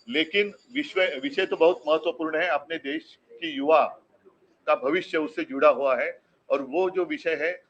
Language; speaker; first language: Hindi; non-native, local second language; Marathi